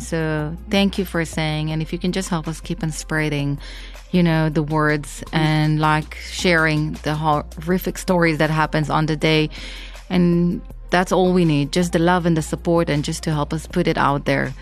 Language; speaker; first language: English; non-native, fluent; Hebrew